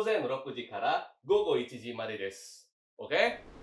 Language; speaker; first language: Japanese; non-native, fluent; Indonesian